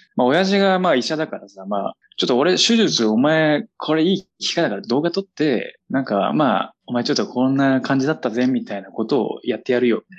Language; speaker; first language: Japanese; native; Japanese